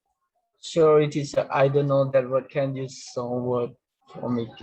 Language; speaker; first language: English; non-native, learner; Thai